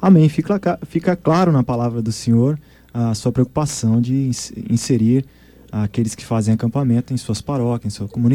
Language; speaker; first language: Portuguese; native; Portuguese